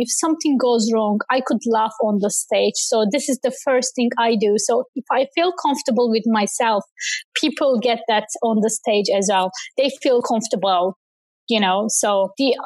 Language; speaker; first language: English; non-native, fluent; Turkish